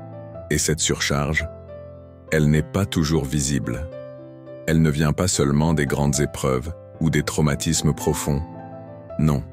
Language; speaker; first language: French; native; French